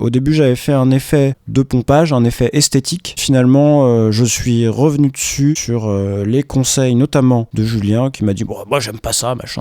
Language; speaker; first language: French; native; French